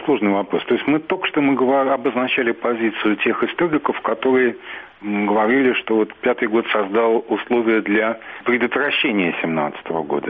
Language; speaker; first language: Russian; native; Russian